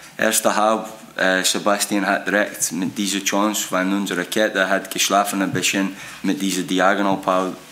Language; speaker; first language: German; non-native, fluent; English